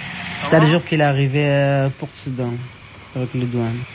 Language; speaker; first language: French; non-native, learner; Arabic